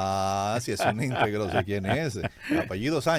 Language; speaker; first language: Spanish; native; Spanish